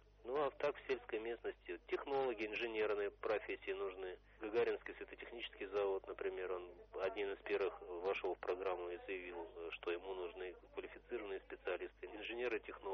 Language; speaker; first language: Russian; native; Russian